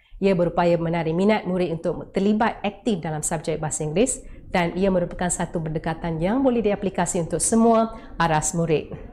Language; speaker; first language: Malay; non-native, local second language; Tamil